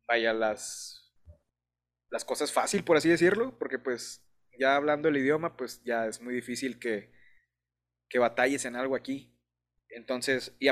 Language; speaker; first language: Spanish; native; Spanish